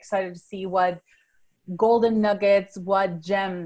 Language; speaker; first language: English; non-native, fluent; Spanish